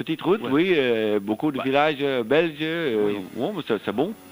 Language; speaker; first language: French; non-native, learner; Dutch